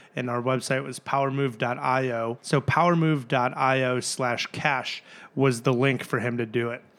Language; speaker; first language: English; native; English